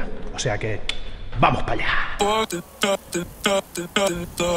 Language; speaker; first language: Spanish; native; Spanish